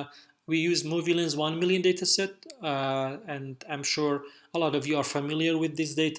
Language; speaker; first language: English; non-native, fluent; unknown